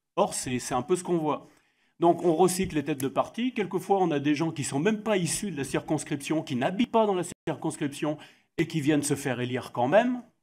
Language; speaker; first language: French; native; French